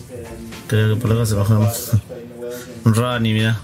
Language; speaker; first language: Spanish; native; Spanish